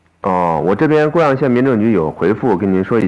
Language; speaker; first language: Chinese; native; Chinese